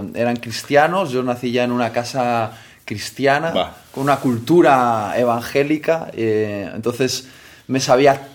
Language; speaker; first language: Spanish; native; Spanish